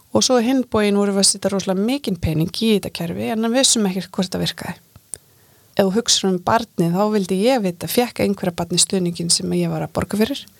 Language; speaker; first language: Icelandic; native; Icelandic